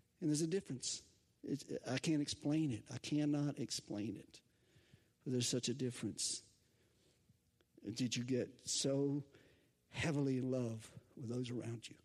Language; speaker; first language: English; native; English